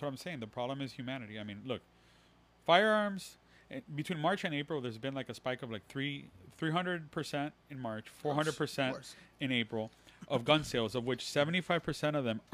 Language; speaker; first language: English; early bilingual, other home language; Spanish